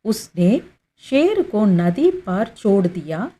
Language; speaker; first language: Hindi; non-native, local second language; Tamil